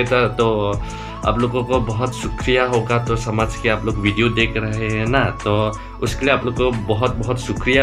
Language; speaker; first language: Hindi; non-native, learner; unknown